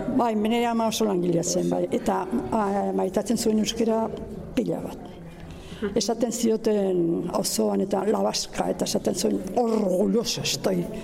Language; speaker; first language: Basque; non-native, local second language; Spanish